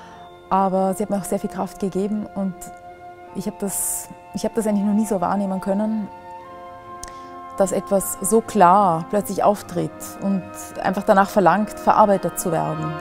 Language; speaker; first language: German; native; German